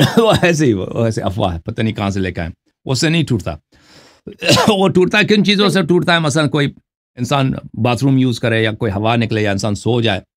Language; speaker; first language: Urdu; native; Urdu